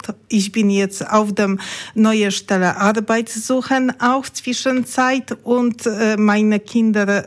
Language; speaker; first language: German; non-native, learner; Polish